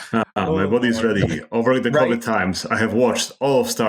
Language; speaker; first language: English; non-native, fluent; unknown